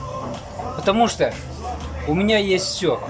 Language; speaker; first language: Russian; non-native, local second language; Chuvash